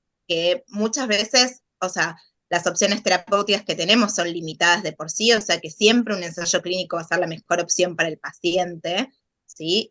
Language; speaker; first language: Spanish; native; Spanish